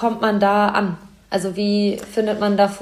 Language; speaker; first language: German; native; German